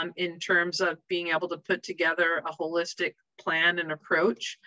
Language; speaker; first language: English; native; English